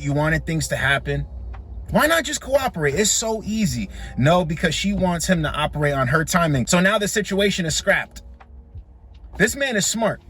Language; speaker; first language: English; native; English